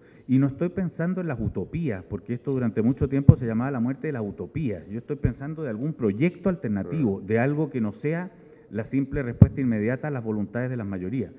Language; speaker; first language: Spanish; native; Spanish